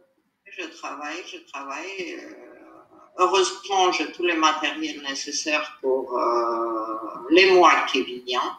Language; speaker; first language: French; non-native, fluent; Armenian